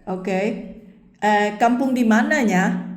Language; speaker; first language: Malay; non-native, local second language; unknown